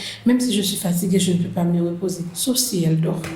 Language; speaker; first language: French; non-native, local second language; Haitian Creole